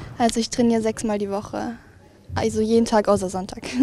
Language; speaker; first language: German; native; German